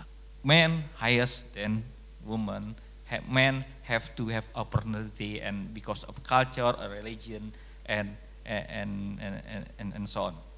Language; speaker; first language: English; non-native, local second language; Indonesian